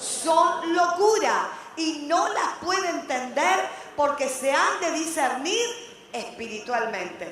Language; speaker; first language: Spanish; native; Spanish